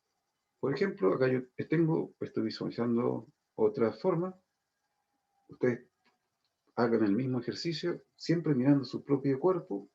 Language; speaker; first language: Spanish; native; Spanish